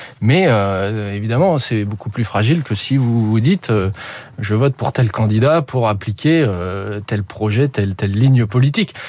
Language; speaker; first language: French; native; French